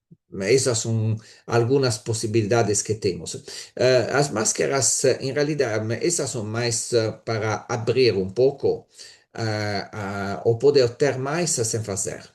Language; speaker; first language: Spanish; non-native, learner; Italian